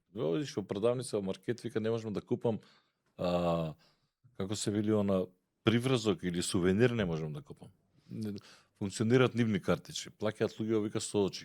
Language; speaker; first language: Macedonian; native; Macedonian